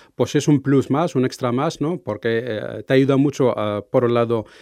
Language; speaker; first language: Spanish; non-native, fluent; Arabic